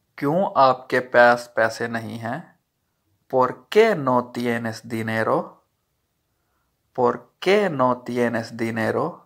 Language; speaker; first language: Spanish; non-native, learner; Urdu